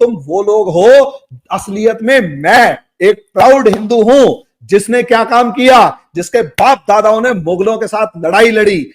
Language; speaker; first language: Hindi; native; Hindi